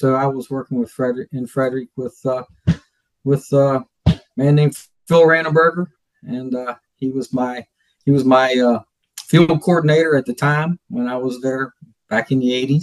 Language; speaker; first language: English; native; English